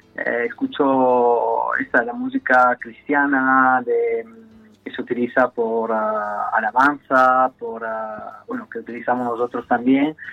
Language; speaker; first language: Spanish; non-native, fluent; Italian